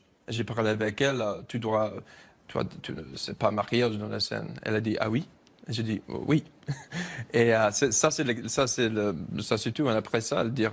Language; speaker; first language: French; non-native, fluent; English